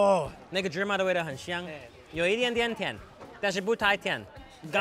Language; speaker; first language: Chinese; non-native, fluent; English